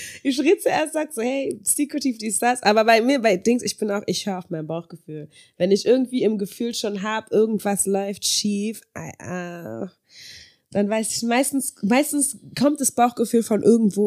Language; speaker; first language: German; native; German